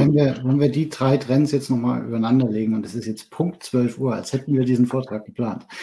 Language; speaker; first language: German; native; German